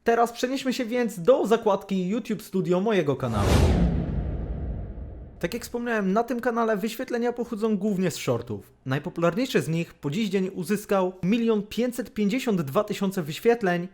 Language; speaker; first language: Polish; native; Polish